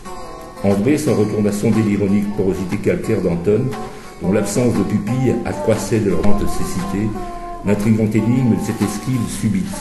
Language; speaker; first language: French; native; French